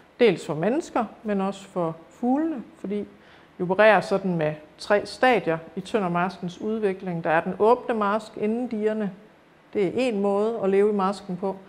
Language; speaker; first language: Danish; native; Danish